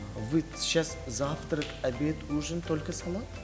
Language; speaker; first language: Russian; non-native, fluent; Tajik